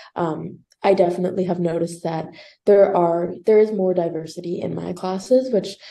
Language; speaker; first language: English; native; English